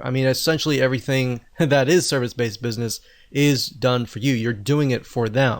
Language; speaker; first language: English; native; English